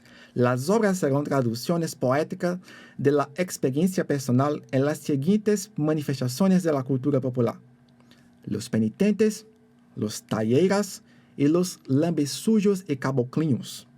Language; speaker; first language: Spanish; non-native, fluent; Portuguese